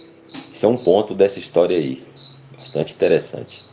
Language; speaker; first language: Portuguese; native; Portuguese